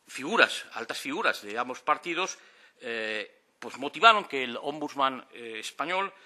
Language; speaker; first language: Spanish; native; Spanish